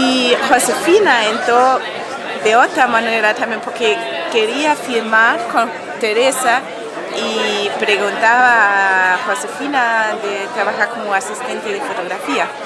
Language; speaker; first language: Spanish; non-native, fluent; German